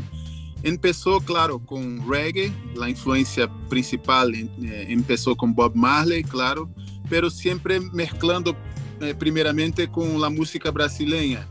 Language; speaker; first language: Spanish; non-native, learner; Portuguese